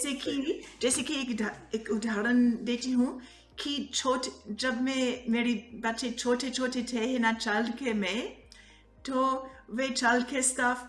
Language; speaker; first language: Hindi; non-native, fluent; Italian